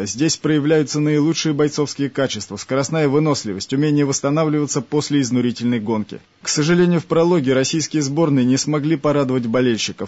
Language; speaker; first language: Russian; native; Russian